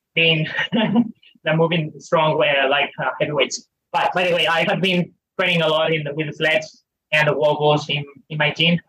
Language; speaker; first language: English; non-native, fluent; Spanish